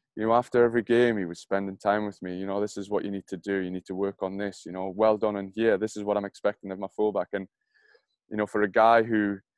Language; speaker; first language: English; native; English